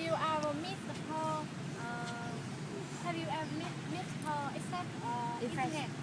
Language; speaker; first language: English; non-native, learner; Vietnamese